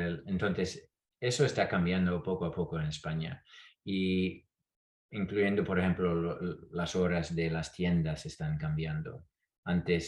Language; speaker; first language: Spanish; non-native, fluent; English